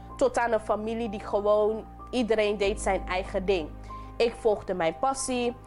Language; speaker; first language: Dutch; non-native, local second language; English